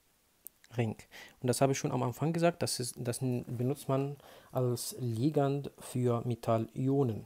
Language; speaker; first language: German; non-native, fluent; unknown